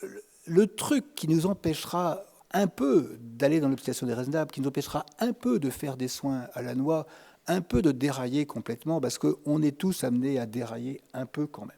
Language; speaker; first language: French; native; French